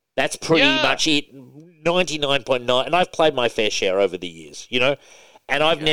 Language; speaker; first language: English; native; English